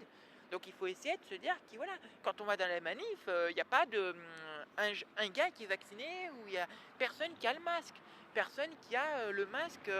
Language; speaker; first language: French; native; French